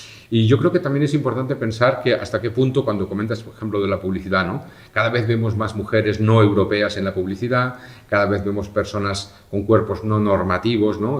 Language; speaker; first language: Spanish; native; Spanish